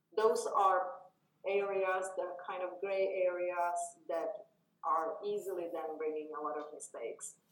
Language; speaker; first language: English; non-native, fluent; Czech